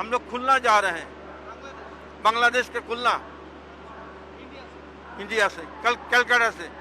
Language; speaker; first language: Hindi; non-native, learner; Bangla